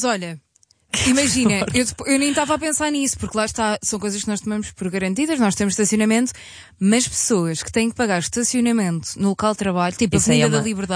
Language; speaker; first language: Portuguese; native; Portuguese